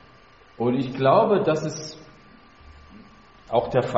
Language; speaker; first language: German; native; German